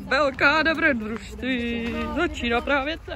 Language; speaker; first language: Czech; native; Czech